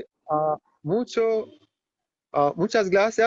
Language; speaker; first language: Spanish; non-native, fluent; Haitian Creole